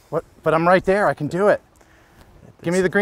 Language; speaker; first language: English; native; English